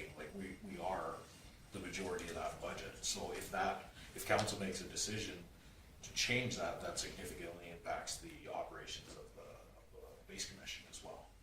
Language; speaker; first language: English; native; English